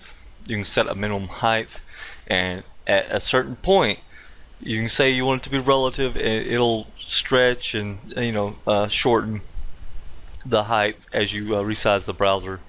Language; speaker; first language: English; native; English